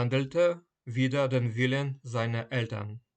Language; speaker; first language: German; non-native, fluent; Ukrainian